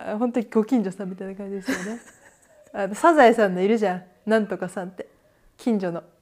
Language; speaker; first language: Japanese; native; Japanese